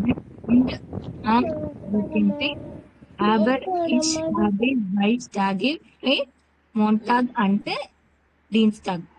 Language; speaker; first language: German; non-native, learner; Tamil